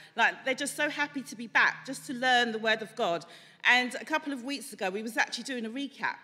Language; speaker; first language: English; native; English